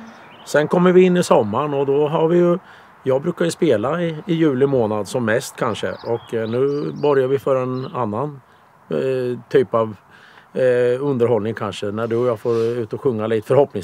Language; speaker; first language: Swedish; native; Swedish